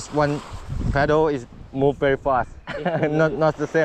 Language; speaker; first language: English; non-native, learner; Thai